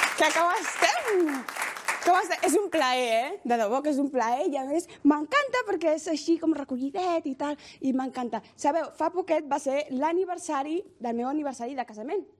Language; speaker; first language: Catalan; early bilingual, other home language; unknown